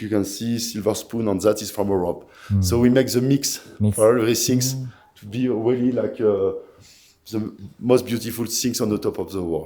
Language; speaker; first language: English; non-native, fluent; French